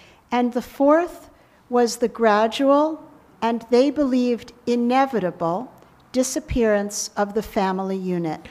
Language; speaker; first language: English; native; English